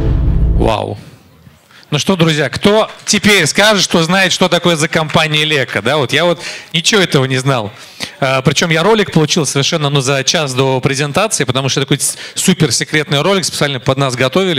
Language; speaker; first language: Russian; native; Russian